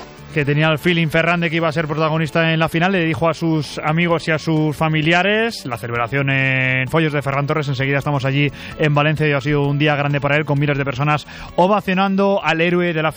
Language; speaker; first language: Spanish; native; Spanish